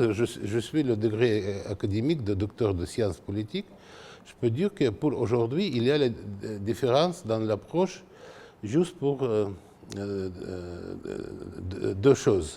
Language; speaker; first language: French; non-native, fluent; Russian